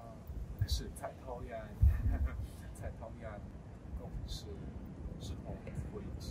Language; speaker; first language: Chinese; non-native, learner; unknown